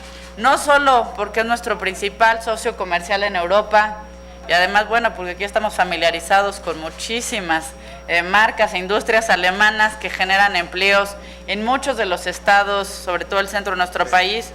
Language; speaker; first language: Spanish; native; Spanish